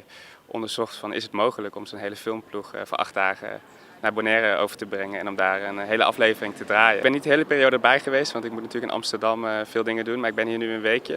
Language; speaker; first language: Dutch; native; Dutch